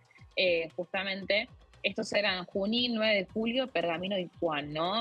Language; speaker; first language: Spanish; native; Spanish